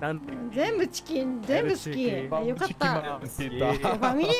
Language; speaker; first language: Japanese; native; Japanese